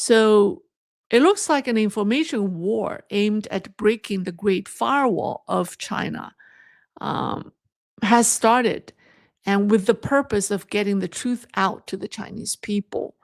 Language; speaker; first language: English; non-native, fluent; Chinese